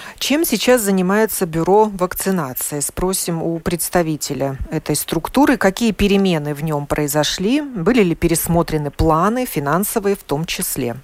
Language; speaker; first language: Russian; native; Russian